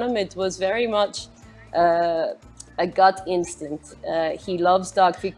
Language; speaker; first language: English; native; English